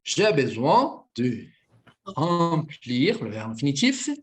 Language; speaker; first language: French; non-native, fluent; Portuguese